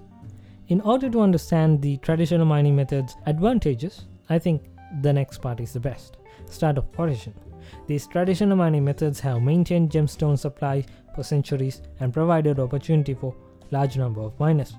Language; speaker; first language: English; non-native, local second language; Sinhala